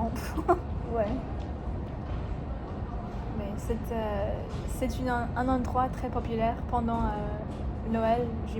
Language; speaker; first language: French; non-native, learner; English